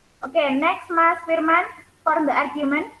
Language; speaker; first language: English; non-native, learner; Indonesian